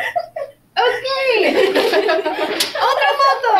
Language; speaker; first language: Spanish; non-native, fluent; English